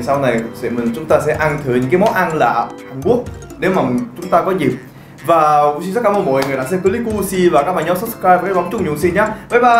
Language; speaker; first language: Vietnamese; non-native, fluent; Korean